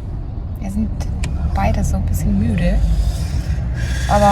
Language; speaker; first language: German; non-native, fluent; Mongolian